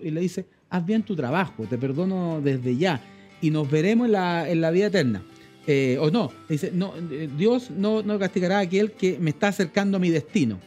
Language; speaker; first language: Spanish; native; Spanish